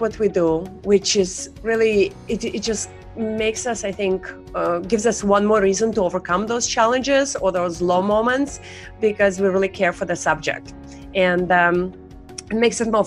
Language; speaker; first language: English; non-native, fluent; Russian